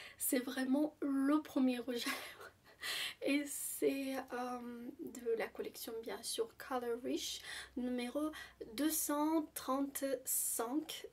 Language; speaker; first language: French; non-native, fluent; Armenian